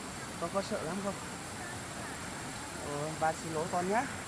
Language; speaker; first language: Vietnamese; native; Vietnamese